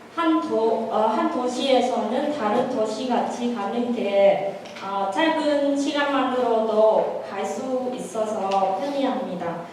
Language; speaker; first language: Korean; non-native, learner; Vietnamese